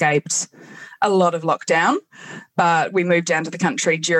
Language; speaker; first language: English; native; English